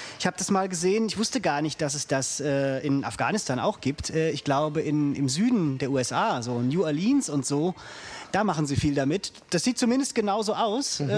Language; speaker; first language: German; native; German